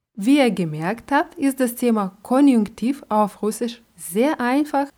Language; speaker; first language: German; non-native, fluent; Russian